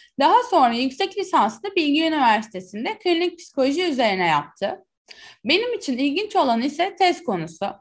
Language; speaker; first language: Turkish; native; Turkish